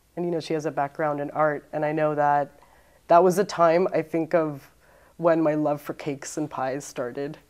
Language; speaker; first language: English; native; English